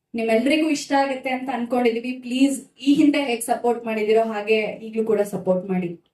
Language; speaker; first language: Kannada; native; Kannada